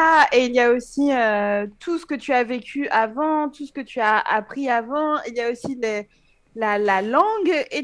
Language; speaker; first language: French; native; French